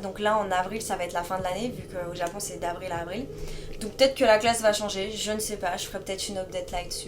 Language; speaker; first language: French; native; French